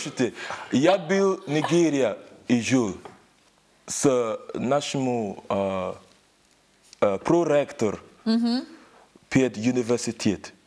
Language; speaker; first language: Russian; non-native, learner; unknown